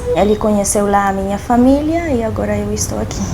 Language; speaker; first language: Portuguese; non-native, fluent; Romanian